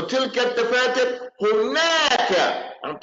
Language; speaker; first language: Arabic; non-native, fluent; English